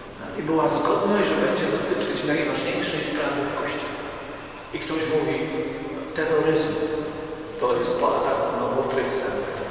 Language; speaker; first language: Polish; native; Polish